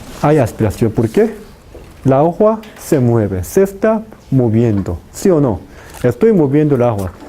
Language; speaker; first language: Spanish; non-native, fluent; Korean